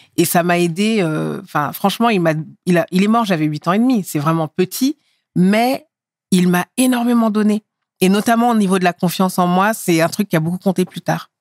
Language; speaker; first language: French; early bilingual, other home language; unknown